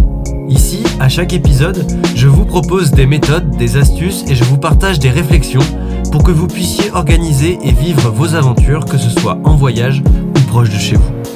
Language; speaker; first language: French; native; French